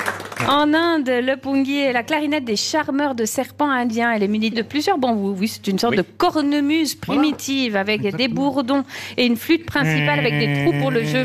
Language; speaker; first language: French; native; French